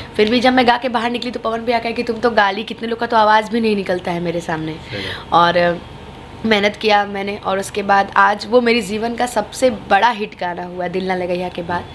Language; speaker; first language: Hindi; native; Hindi